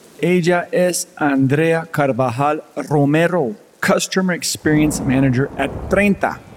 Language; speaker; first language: Spanish; non-native, fluent; English